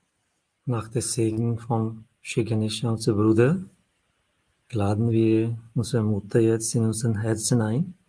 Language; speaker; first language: German; non-native, fluent; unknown